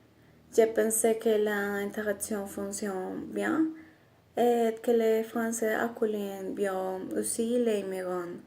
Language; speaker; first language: French; non-native, learner; Spanish